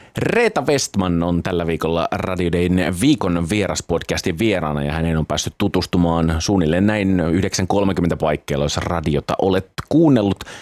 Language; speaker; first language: Finnish; native; Finnish